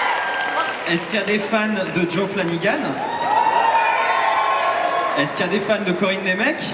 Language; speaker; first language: French; native; French